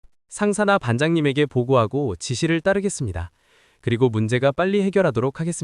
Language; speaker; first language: Korean; non-native, learner; Nepali